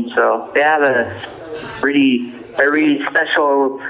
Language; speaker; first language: English; non-native, fluent; French